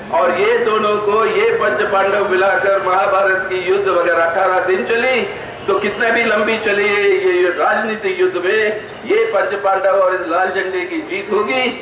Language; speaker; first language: Hindi; non-native, local second language; Telugu